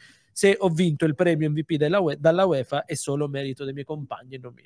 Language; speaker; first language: Italian; native; Italian